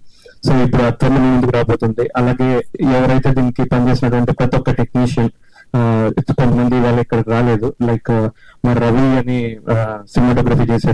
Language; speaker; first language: Telugu; native; Telugu